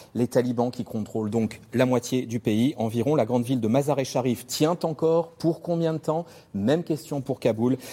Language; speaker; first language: French; native; French